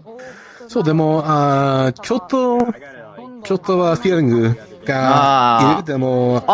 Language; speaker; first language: Japanese; non-native, learner; Spanish